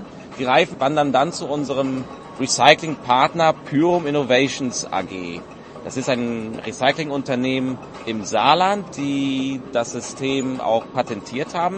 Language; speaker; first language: German; native; German